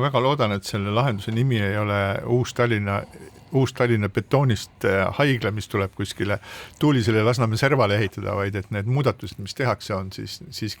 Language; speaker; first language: Estonian; native; Estonian